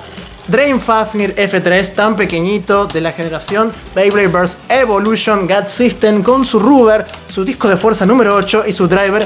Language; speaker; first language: Spanish; native; Spanish